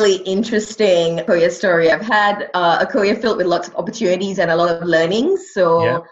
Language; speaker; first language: English; non-native, local second language; Tamil